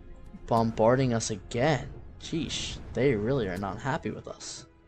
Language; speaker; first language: English; native; English